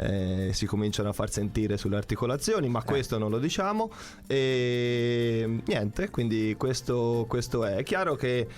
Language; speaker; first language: Italian; native; Italian